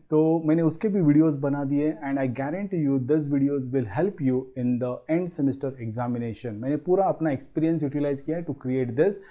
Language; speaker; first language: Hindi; non-native, local second language; Marathi